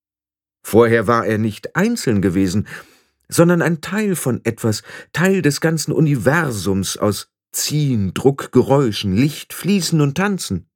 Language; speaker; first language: German; native; German